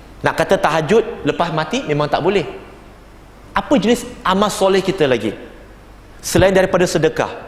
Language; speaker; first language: Malay; non-native, local second language; Chinese